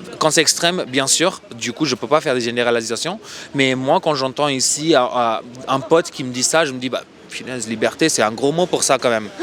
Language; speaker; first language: French; non-native, fluent; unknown